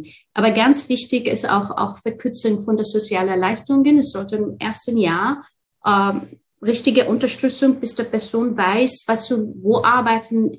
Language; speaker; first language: German; non-native, fluent; Arabic